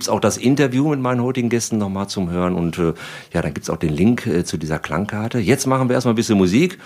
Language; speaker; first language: German; native; German